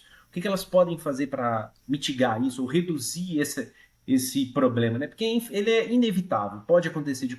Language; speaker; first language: Portuguese; native; Portuguese